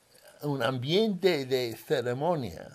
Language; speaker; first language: Spanish; non-native, fluent; English